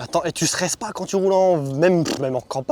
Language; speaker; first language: French; native; French